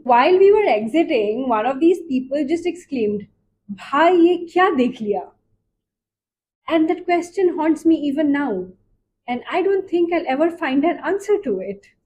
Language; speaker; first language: English; non-native, local second language; Hindi